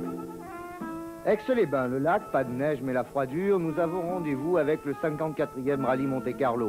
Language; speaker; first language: French; native; French